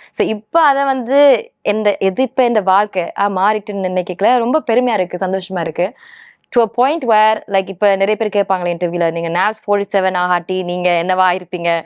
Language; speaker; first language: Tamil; early bilingual, heritage; Tamil